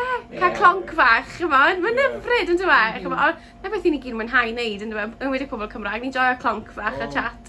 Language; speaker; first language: Welsh; native; Welsh